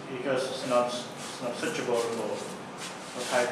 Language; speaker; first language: English; non-native, learner; Thai